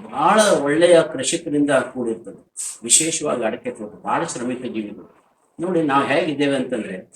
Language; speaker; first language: Kannada; early bilingual, other home language; Marathi